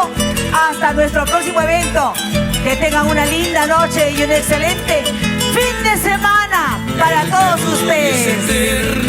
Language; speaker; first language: Spanish; native; Spanish